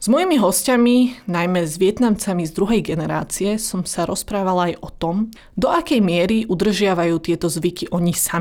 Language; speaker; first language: Slovak; early bilingual, other home language; Vietnamese